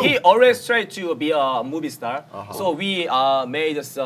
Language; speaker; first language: English; non-native, learner; Korean